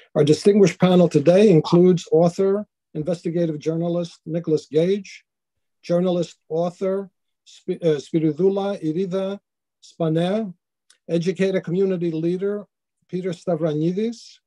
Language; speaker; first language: English; native; English